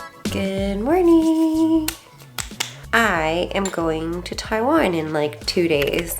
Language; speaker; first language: English; native; English